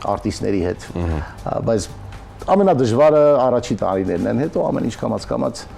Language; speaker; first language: Armenian; native; Armenian